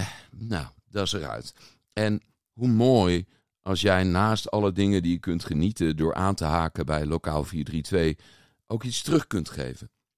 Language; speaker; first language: Dutch; native; Dutch